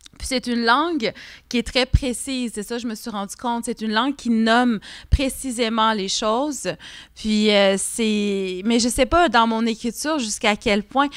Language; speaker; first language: French; non-native, local second language; Innu-aimun